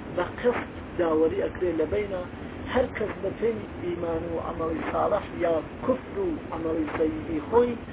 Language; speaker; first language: Central Kurdish; non-native, local second language; Gurani